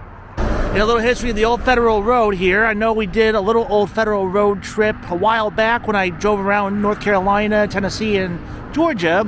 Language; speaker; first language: English; native; English